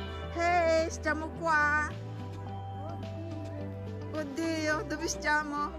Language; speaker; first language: Italian; non-native, fluent; Filipino